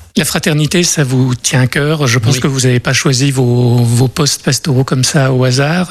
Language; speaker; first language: French; native; French